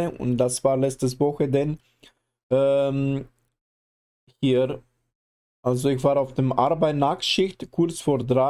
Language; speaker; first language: German; non-native, learner; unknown